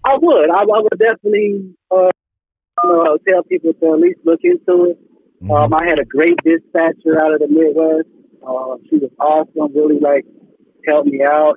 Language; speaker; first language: English; native; English